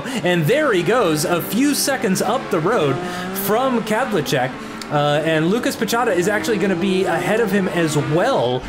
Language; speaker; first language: English; native; English